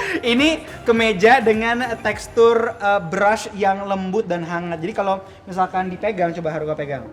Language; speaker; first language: Indonesian; native; Indonesian